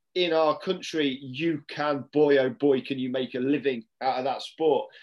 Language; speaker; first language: English; native; English